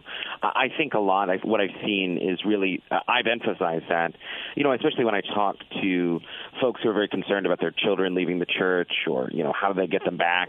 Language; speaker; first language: English; native; English